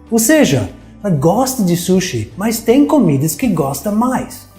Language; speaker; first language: Portuguese; non-native, fluent; English